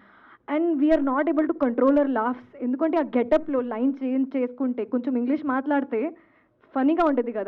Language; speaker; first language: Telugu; non-native, local second language; Hindi